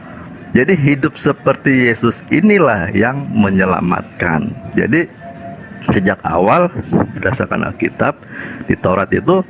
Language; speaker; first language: Indonesian; native; Indonesian